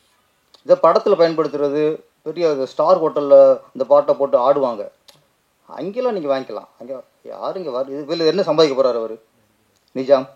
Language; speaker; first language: Tamil; native; Tamil